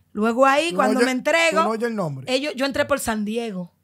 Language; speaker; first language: Spanish; native; Spanish